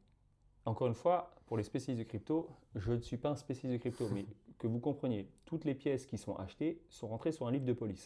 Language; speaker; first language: French; native; French